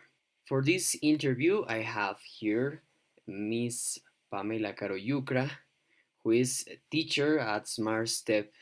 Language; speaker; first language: English; non-native, fluent; Spanish